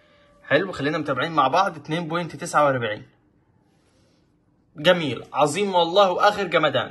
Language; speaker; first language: Arabic; native; Arabic